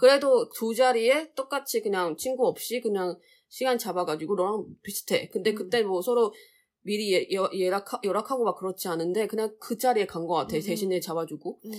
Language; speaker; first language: Korean; non-native, learner; Chinese